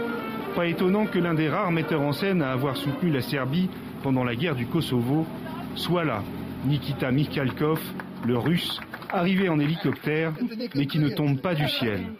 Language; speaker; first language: French; native; French